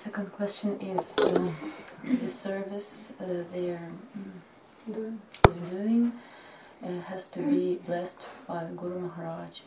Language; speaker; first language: English; non-native, fluent; Russian